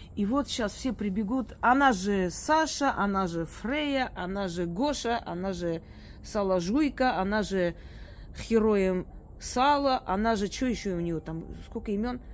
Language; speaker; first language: Russian; native; Russian